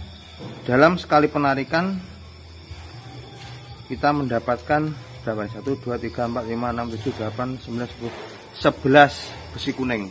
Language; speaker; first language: Indonesian; native; Indonesian